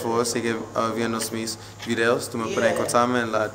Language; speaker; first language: Spanish; non-native, learner; English